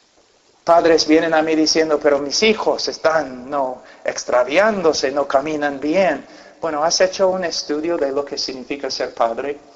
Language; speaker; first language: Spanish; non-native, fluent; English